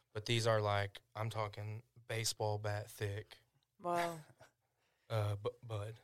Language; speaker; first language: English; native; English